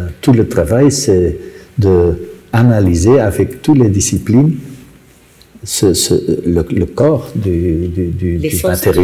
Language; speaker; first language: French; non-native, local second language; Dutch